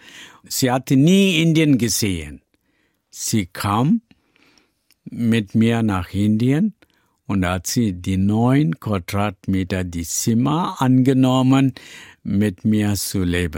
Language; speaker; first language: German; non-native, learner; Tamil